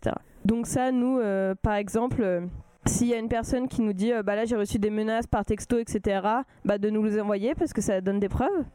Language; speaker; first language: French; native; French